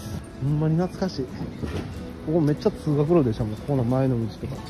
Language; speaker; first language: Japanese; native; Japanese